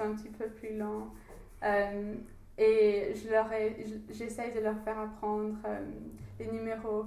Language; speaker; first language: French; non-native, learner; English